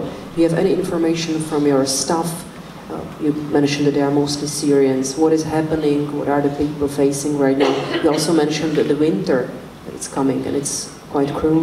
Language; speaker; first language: English; non-native, fluent; Czech